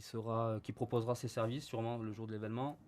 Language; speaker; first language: French; native; French